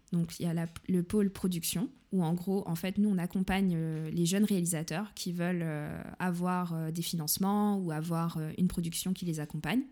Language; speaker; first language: French; native; French